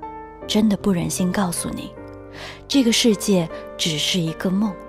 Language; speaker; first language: Chinese; native; Chinese